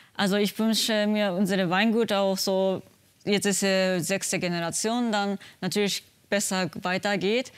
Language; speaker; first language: German; non-native, learner; Japanese